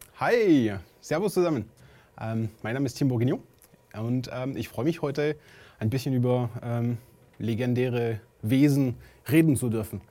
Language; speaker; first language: German; non-native, fluent; French